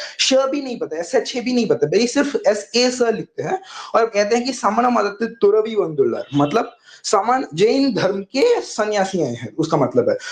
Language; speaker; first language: Hindi; non-native, local second language; Tamil